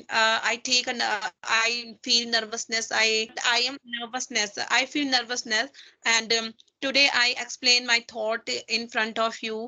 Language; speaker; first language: English; non-native, learner; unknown